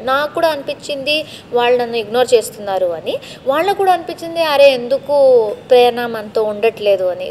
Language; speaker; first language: Telugu; non-native, local second language; Tamil